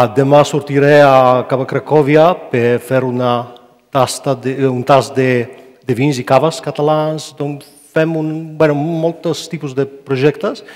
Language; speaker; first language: Catalan; non-native, fluent; Polish